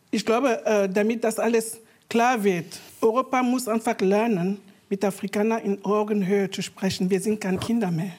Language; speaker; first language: German; non-native, fluent; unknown